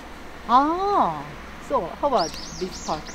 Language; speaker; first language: English; non-native, learner; Korean